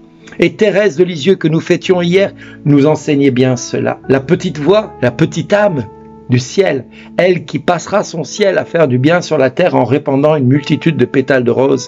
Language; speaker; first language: French; native; French